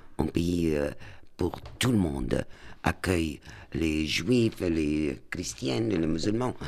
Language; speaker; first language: French; non-native, learner; Arabic